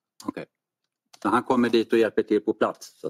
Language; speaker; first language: Swedish; native; Swedish